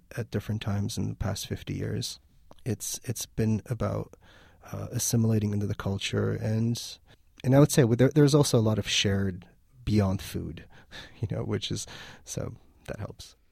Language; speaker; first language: English; early bilingual, other home language; Armenian